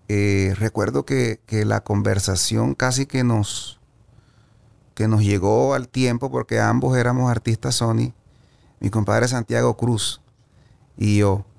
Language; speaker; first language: Spanish; native; Spanish